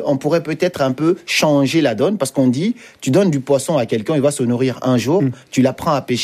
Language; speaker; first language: French; non-native, local second language; Fula